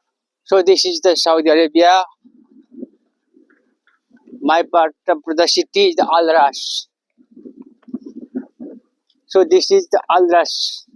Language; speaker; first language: English; non-native, learner; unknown